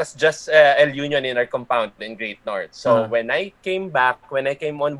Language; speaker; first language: English; non-native, local second language; Filipino